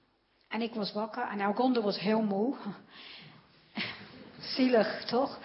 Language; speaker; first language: Dutch; non-native, fluent; English